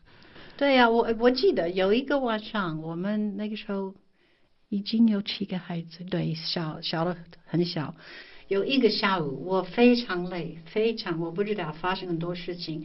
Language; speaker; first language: Chinese; non-native, fluent; English